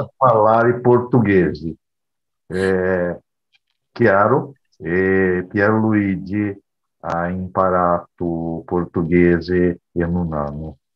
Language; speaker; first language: Italian; non-native, learner; Portuguese